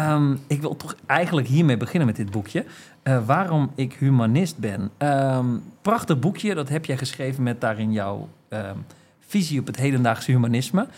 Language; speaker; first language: Dutch; native; Dutch